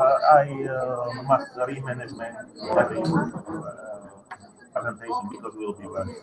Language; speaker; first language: English; non-native, learner; Slovak